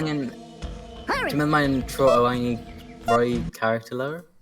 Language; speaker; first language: Welsh; non-native, local second language; English